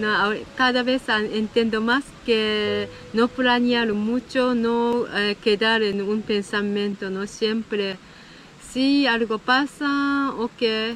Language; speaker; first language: Spanish; non-native, learner; Japanese